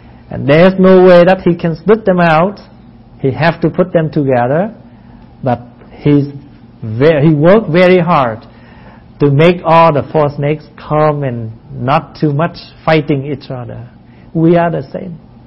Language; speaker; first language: English; non-native, fluent; Vietnamese